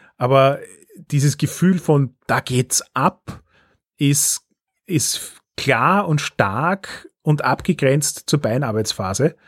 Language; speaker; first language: German; native; German